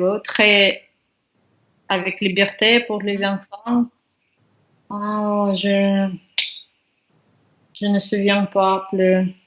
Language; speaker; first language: French; non-native, learner; Russian